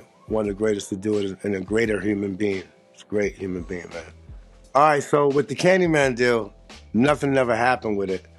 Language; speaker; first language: English; native; English